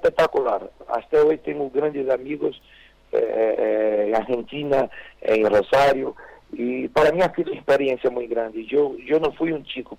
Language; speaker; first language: Spanish; non-native, fluent; Portuguese